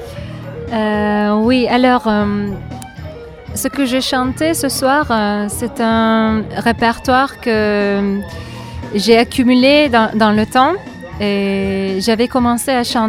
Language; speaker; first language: French; non-native, fluent; Turkish